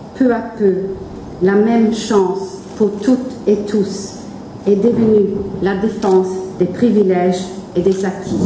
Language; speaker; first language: French; non-native, fluent; Norwegian